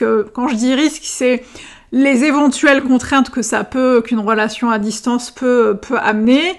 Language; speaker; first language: French; native; French